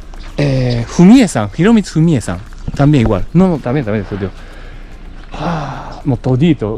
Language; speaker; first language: Spanish; non-native, learner; Japanese